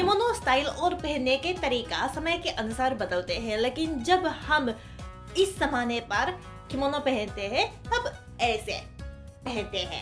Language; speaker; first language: Hindi; non-native, fluent; Japanese